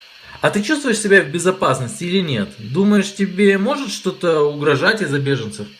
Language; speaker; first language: Russian; native; Russian